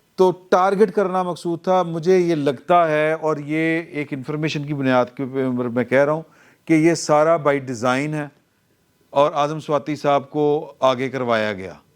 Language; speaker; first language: Urdu; non-native, local second language; Punjabi